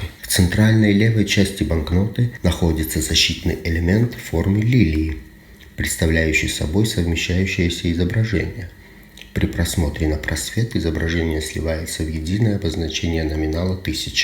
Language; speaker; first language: Russian; native; Russian